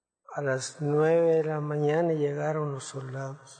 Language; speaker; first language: Spanish; non-native, local second language; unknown